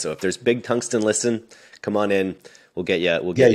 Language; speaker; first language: English; native; English